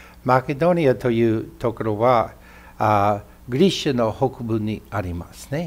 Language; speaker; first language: Japanese; non-native, fluent; English